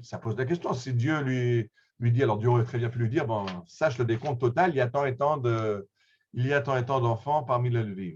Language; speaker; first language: French; native; French